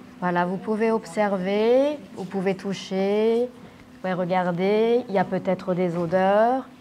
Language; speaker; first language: French; non-native, fluent; Japanese